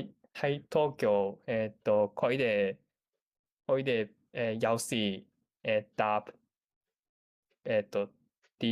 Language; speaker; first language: Chinese; non-native, learner; Japanese